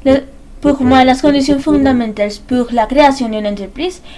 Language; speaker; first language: French; non-native, learner; Spanish